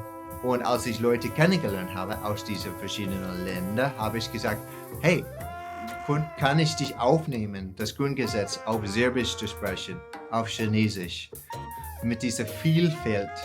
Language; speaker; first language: German; non-native, fluent; English